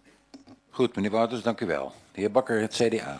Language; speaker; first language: Dutch; native; Dutch